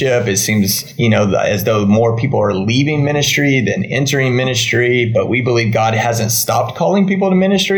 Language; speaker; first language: English; native; English